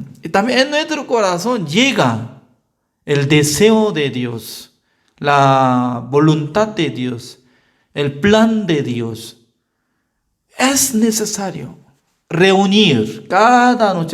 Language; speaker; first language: Spanish; non-native, learner; Korean